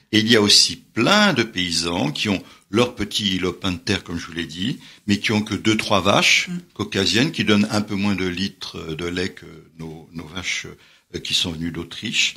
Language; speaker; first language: French; native; French